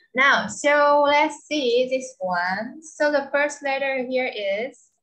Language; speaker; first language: English; non-native, fluent; Vietnamese